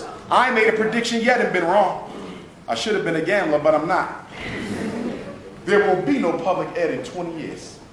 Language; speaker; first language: English; native; English